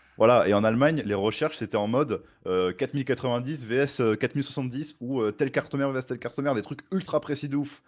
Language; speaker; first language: French; native; French